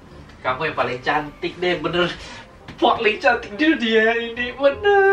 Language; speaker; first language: Indonesian; native; Indonesian